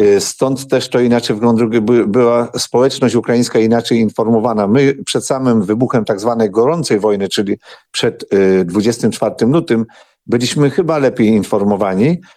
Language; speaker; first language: Polish; non-native, local second language; Ukrainian